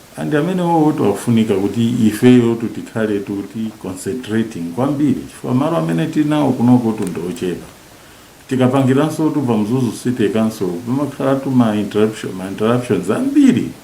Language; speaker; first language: Nyanja; non-native, local second language; Tumbuka